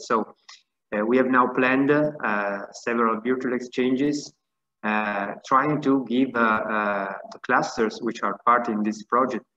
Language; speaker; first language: English; non-native, fluent; Italian